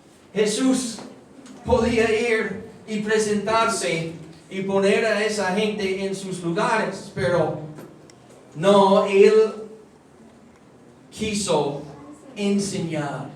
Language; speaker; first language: Spanish; non-native, fluent; English